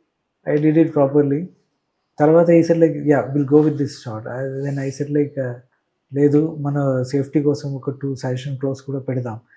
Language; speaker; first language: Telugu; non-native, learner; Malayalam